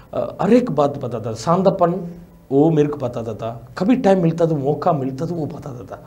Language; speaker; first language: Hindi; non-native, local second language; Tamil